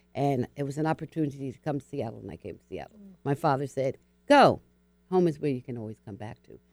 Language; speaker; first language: English; native; English